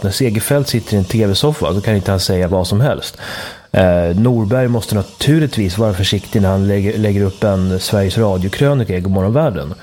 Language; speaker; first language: Swedish; native; Swedish